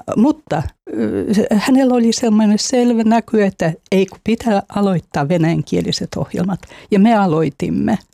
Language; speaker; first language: Finnish; non-native, fluent; Russian